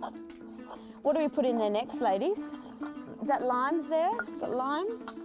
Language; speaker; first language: English; native; English